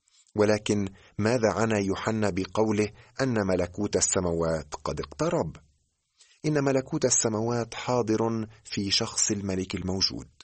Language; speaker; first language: Arabic; native; Arabic